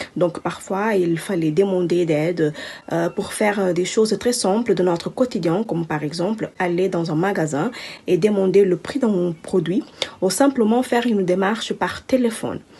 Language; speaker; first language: French; non-native, learner; Kabuverdianu